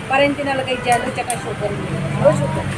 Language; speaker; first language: Filipino; non-native, learner; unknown